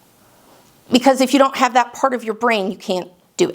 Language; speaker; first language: English; native; English